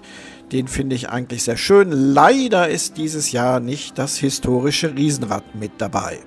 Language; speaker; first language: German; native; German